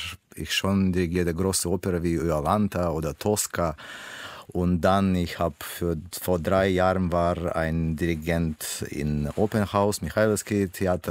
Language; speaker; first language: German; non-native, learner; Russian